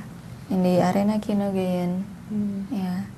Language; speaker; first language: German; non-native, learner; Indonesian